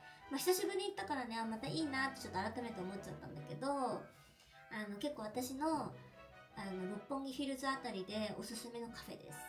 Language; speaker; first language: Japanese; native; Japanese